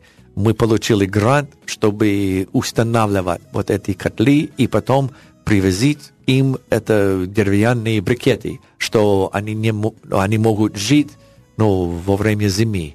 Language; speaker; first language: Russian; non-native, learner; English